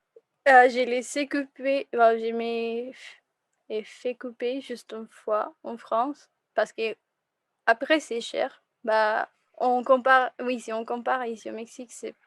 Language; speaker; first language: French; non-native, fluent; Spanish